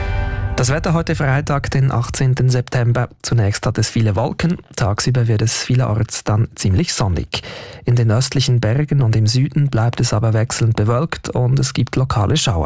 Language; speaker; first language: German; native; German